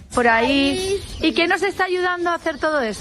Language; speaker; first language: Spanish; native; Spanish